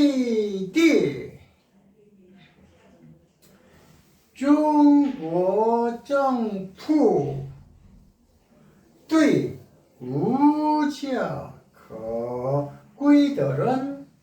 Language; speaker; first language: Chinese; non-native, learner; Korean